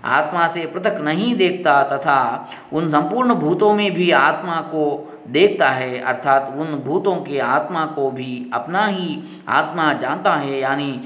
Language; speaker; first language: Hindi; non-native, local second language; Kannada